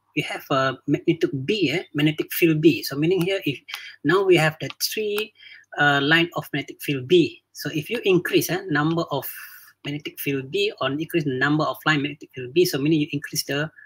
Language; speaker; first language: English; non-native, local second language; Malay